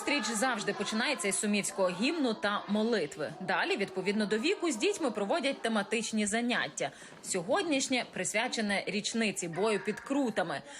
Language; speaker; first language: Ukrainian; native; Ukrainian